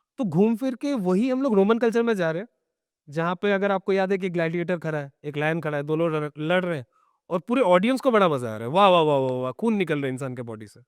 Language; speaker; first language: Hindi; non-native, local second language; Bangla